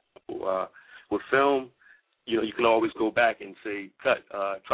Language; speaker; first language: English; native; English